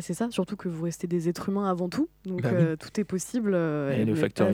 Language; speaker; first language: French; native; French